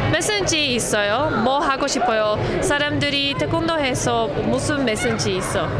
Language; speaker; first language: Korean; non-native, learner; Spanish